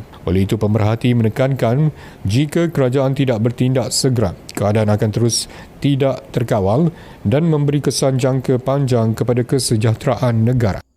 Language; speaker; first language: Malay; native; Malay